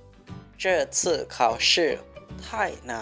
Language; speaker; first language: Chinese; non-native, fluent; Lao